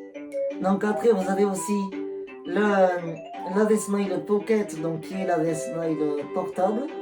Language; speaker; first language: French; native; French